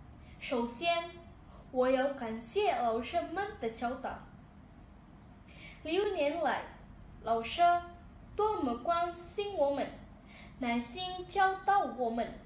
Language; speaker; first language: Chinese; non-native, learner; Indonesian